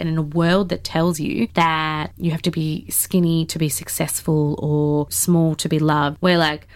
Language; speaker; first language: English; native; English